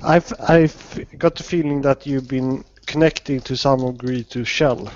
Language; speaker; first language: English; non-native, learner; Swedish